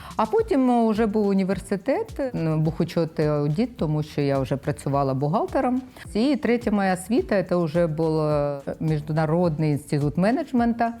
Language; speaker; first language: Ukrainian; non-native, local second language; Russian